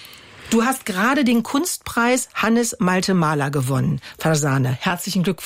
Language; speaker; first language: German; native; German